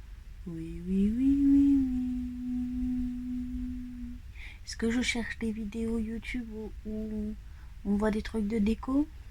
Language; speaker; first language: French; native; French